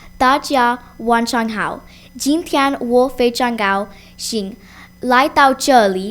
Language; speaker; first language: Chinese; non-native, learner; English